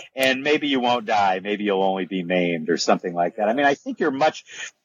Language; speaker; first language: English; native; English